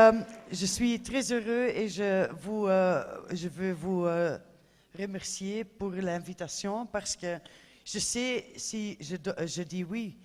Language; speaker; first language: French; non-native, fluent; Dutch